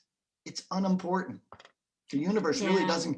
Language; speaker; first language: English; native; English